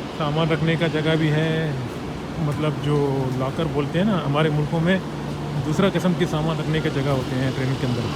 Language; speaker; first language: Urdu; native; Urdu